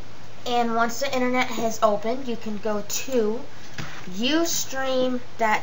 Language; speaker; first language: English; native; English